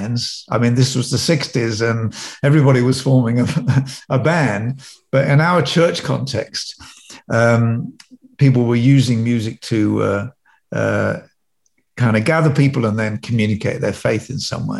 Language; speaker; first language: English; native; English